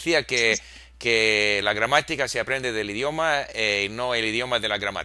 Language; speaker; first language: Spanish; non-native, fluent; English